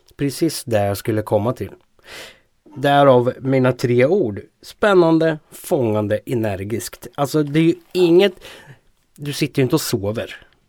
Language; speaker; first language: Swedish; native; Swedish